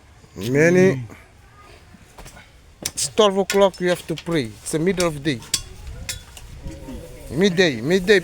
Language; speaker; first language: English; non-native, local second language; Fijian